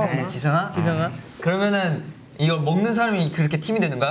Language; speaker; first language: Korean; native; Korean